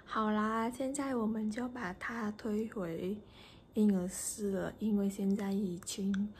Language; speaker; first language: Chinese; non-native, fluent; Vietnamese